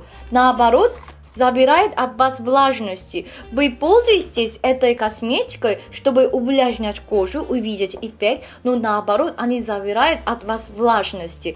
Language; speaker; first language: Russian; non-native, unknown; Korean